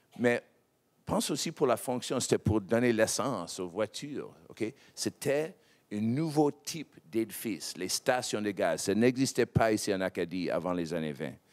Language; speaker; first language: French; non-native, local second language; English